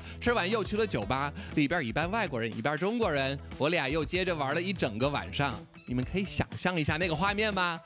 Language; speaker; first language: Chinese; non-native, fluent; English